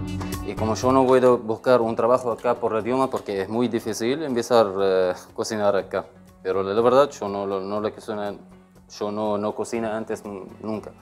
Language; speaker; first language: Spanish; non-native, learner; Arabic